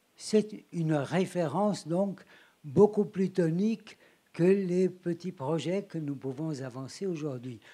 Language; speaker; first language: French; native; French